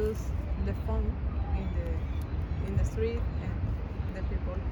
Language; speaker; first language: English; non-native, learner; Spanish